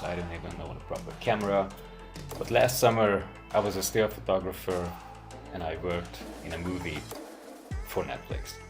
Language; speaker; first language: English; non-native, fluent; Hungarian